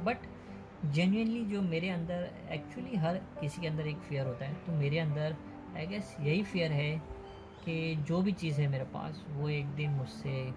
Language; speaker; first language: Hindi; native; Hindi